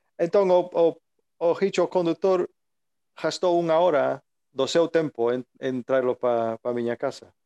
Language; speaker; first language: Galician; early bilingual, heritage; Galician